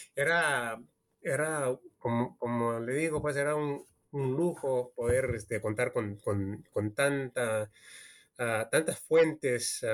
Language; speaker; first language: Spanish; early bilingual, heritage; Spanish